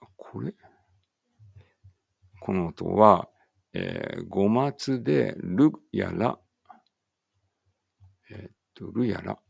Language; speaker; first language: Japanese; native; Japanese